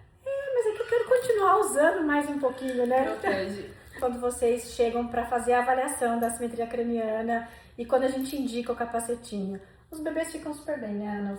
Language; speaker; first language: Portuguese; native; Portuguese